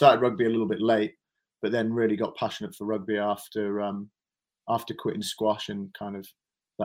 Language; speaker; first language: English; native; English